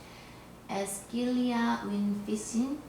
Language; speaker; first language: French; non-native, learner; Korean